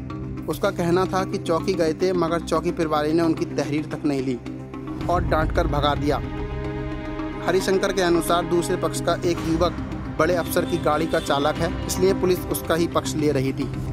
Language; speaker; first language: Hindi; native; Hindi